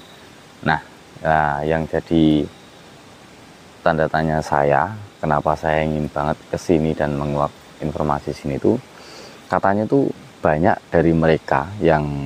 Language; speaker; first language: Indonesian; native; Indonesian